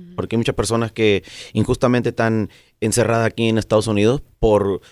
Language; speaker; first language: Spanish; native; Spanish